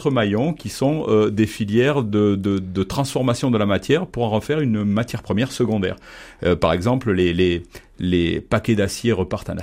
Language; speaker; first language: French; native; French